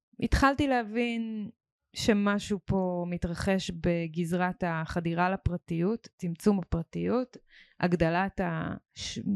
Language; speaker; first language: Hebrew; native; Hebrew